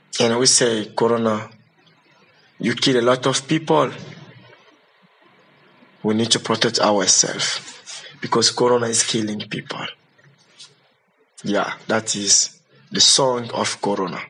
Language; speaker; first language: English; non-native, learner; Lingala